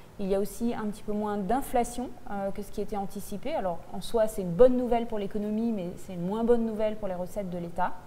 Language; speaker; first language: French; native; French